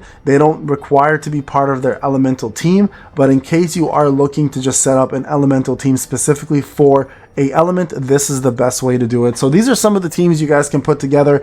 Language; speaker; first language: English; native; English